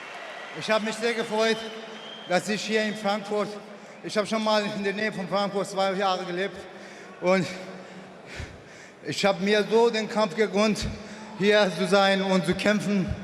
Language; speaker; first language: German; non-native, fluent; Persian